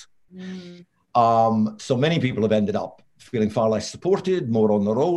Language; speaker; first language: English; native; English